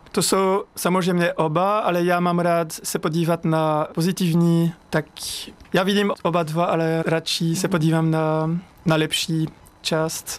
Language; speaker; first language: Czech; non-native, fluent; French